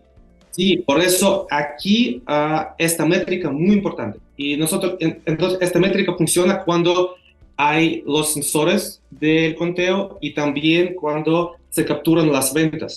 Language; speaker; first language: Spanish; non-native, fluent; Russian